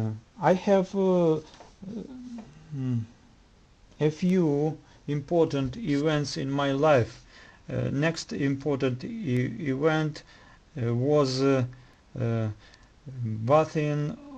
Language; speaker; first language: English; non-native, learner; Russian